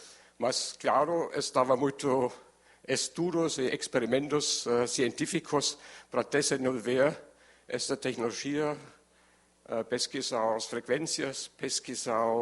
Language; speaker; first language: Portuguese; non-native, learner; German